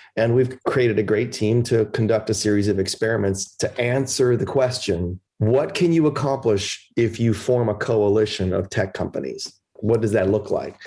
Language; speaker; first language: English; early bilingual, other home language; German